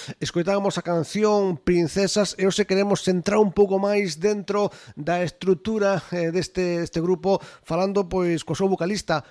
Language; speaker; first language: Galician; native; Galician